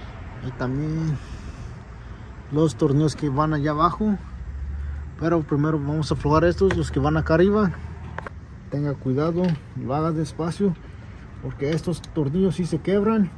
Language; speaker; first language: Spanish; early bilingual, heritage; Spanish